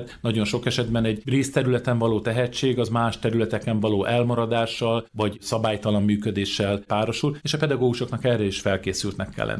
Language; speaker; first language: Hungarian; native; Hungarian